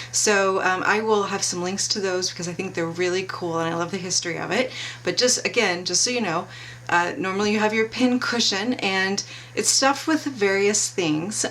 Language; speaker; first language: English; native; English